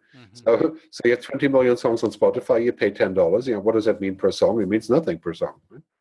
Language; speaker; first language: English; non-native, fluent; German